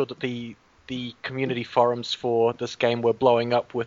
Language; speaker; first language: English; native; English